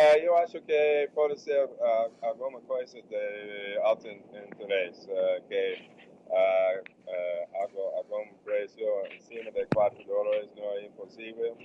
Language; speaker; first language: Portuguese; non-native, fluent; English